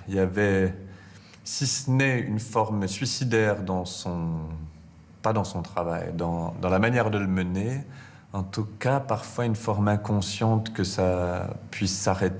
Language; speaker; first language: French; native; French